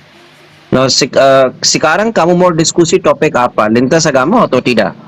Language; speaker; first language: Indonesian; non-native, learner; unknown